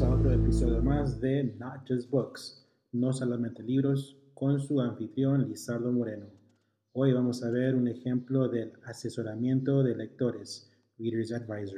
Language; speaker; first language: Spanish; early bilingual, heritage; Spanish